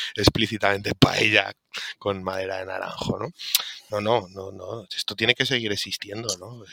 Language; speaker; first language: Spanish; native; Spanish